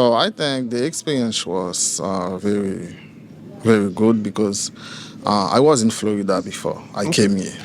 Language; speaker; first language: English; non-native, learner; Haitian Creole